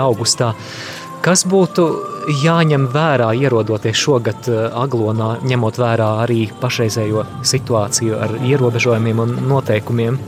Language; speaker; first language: Latvian; native; Latvian